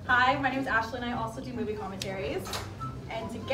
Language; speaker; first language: English; native; English